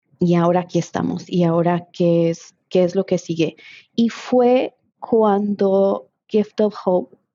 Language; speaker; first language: Spanish; early bilingual, heritage; Spanish